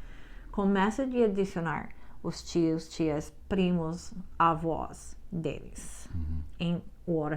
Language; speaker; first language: Portuguese; non-native, learner; English